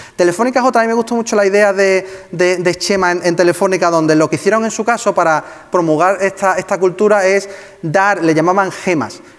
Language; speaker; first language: Spanish; native; Spanish